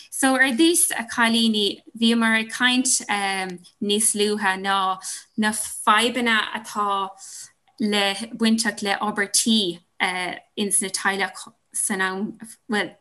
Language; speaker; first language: Irish; non-native, local second language; English